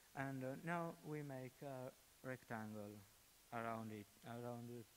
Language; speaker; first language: English; non-native, fluent; Italian